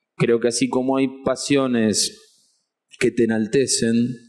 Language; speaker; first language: Spanish; native; Spanish